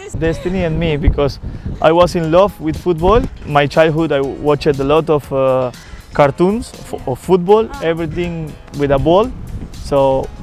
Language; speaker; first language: English; non-native, fluent; Spanish